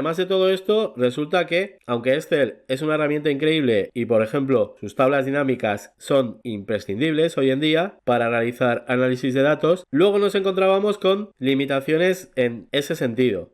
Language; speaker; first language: Spanish; native; Spanish